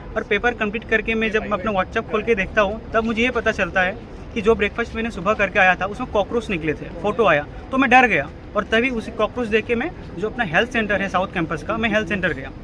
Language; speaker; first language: Hindi; non-native, local second language; Assamese